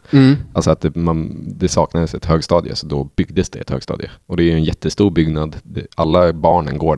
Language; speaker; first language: Swedish; native; Swedish